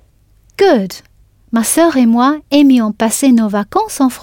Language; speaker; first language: French; non-native, fluent; English